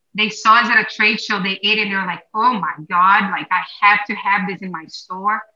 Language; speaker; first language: English; non-native, fluent; Portuguese